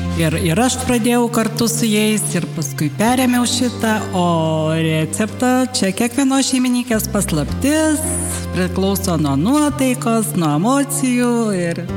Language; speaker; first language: Lithuanian; native; Lithuanian